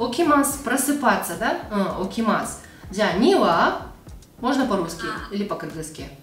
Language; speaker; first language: Russian; non-native, local second language; Kyrgyz